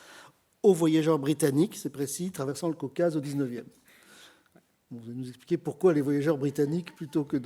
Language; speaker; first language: French; native; French